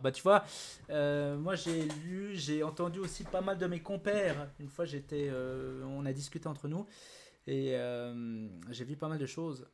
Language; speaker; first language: French; native; French